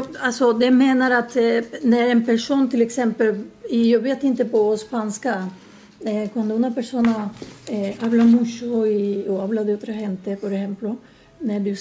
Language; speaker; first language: Swedish; non-native, fluent; Spanish